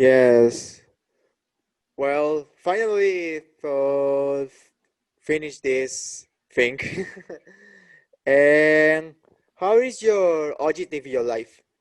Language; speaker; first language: English; non-native, learner; Spanish